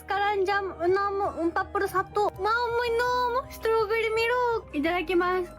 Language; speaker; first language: Indonesian; non-native, learner; Japanese